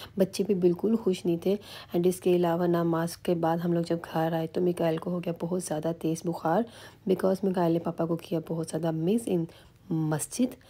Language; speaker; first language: Urdu; native; Urdu